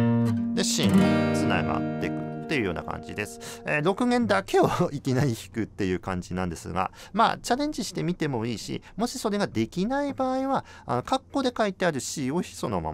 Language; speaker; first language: Japanese; native; Japanese